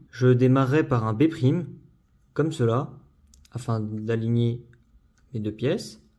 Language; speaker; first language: French; native; French